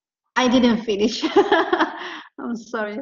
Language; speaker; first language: English; non-native, learner; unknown